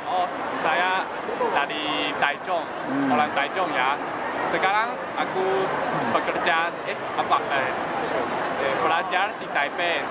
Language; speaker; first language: Indonesian; non-native, learner; Chinese